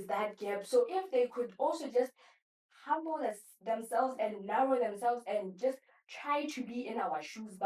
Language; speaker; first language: English; non-native, local second language; Southern Sotho